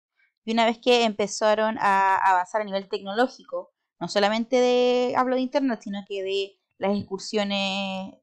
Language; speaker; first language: Spanish; native; Spanish